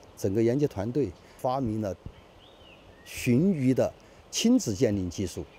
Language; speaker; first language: Chinese; native; Chinese